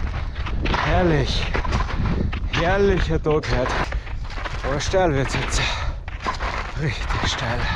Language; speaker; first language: German; native; German